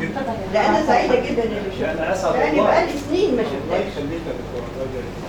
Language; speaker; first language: Arabic; native; Arabic